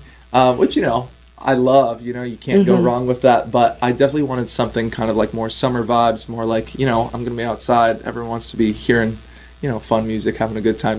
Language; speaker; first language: English; native; English